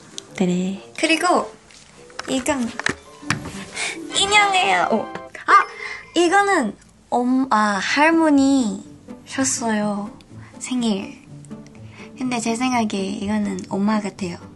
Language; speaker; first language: Korean; non-native, learner; Thai